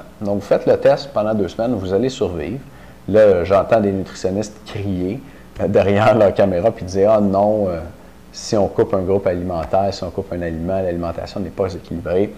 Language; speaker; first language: French; native; French